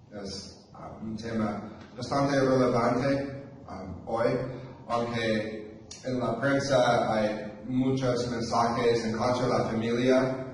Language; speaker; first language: Spanish; non-native, fluent; English